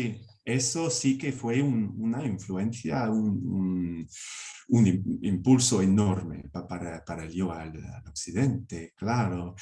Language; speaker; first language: Spanish; non-native, fluent; English